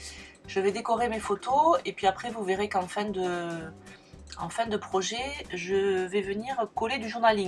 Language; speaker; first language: French; native; French